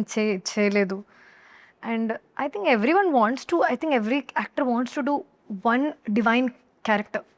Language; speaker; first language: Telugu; non-native, local second language; Hindi